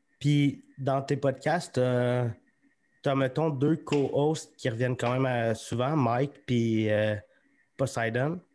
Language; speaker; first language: French; native; French